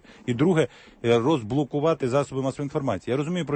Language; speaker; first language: Ukrainian; native; Ukrainian